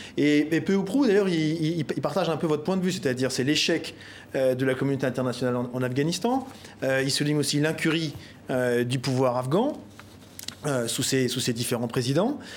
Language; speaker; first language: French; native; French